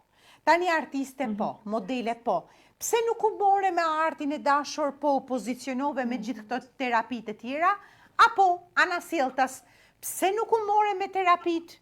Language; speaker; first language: Albanian; native; Albanian